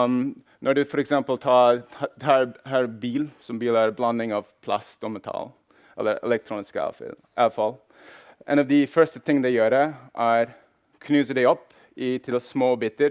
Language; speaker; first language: Norwegian; non-native, fluent; English